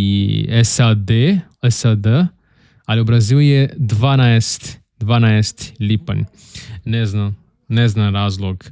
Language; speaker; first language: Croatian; non-native, learner; Portuguese